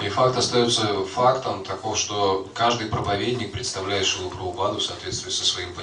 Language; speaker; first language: Russian; native; Russian